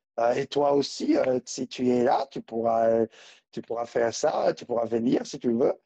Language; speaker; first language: French; non-native, local second language; Rundi